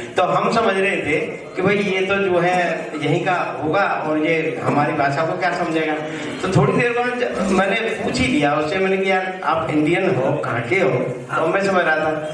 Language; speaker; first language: Hindi; native; Hindi